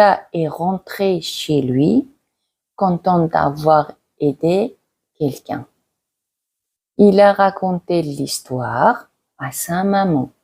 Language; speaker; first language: French; non-native, fluent; Mongolian